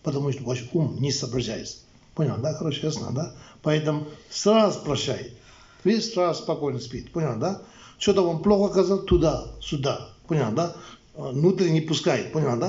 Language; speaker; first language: Russian; non-native, learner; Tibetan